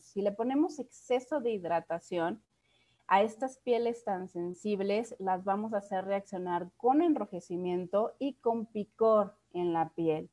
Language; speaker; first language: Spanish; native; Spanish